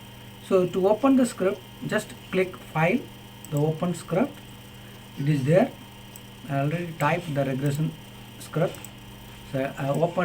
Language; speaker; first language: English; non-native, local second language; Tamil